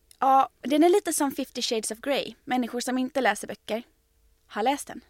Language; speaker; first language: Swedish; native; Swedish